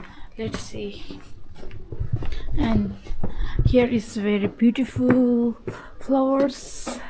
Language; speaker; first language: English; non-native, learner; Tibetan